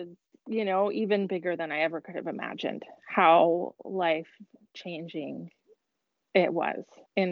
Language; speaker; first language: English; native; English